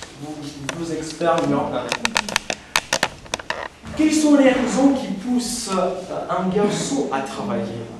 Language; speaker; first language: French; non-native, fluent; Russian